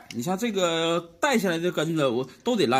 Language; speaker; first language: Chinese; native; Chinese